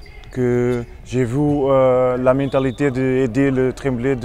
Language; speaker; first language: French; non-native, learner; Portuguese